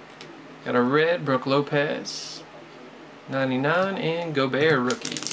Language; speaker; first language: English; native; English